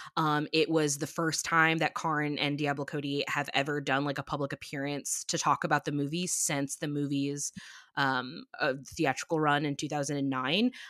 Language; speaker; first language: English; native; English